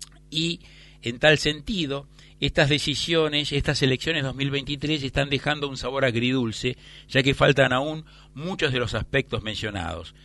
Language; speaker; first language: Spanish; native; Spanish